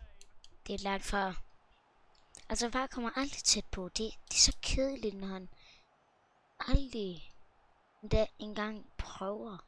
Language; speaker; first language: Danish; native; Danish